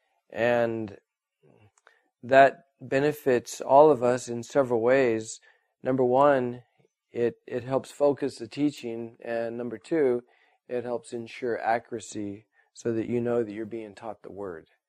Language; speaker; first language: English; native; English